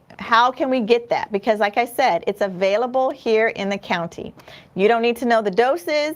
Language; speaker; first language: English; native; English